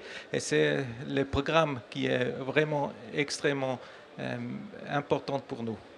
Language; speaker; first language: French; non-native, learner; German